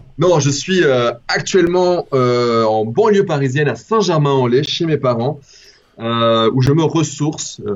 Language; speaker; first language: French; early bilingual, other home language; Spanish